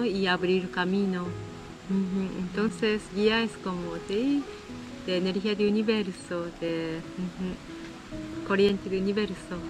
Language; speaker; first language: Spanish; non-native, learner; Japanese